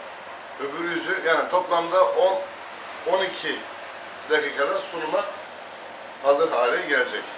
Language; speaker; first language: Turkish; native; Turkish